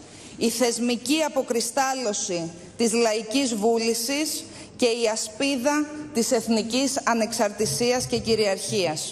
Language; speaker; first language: Greek; native; Greek